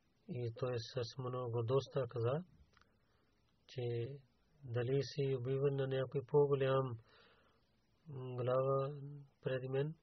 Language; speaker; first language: Bulgarian; non-native, learner; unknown